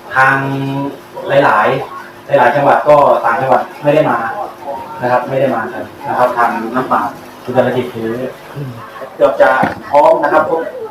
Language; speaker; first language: Thai; native; Thai